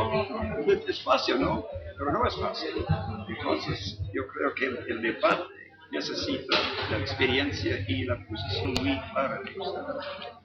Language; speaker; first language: Spanish; non-native, fluent; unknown